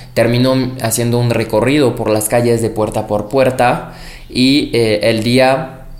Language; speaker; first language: Spanish; non-native, fluent; French